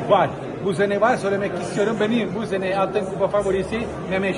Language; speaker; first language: Turkish; non-native, fluent; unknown